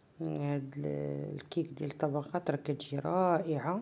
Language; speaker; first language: Arabic; native; Arabic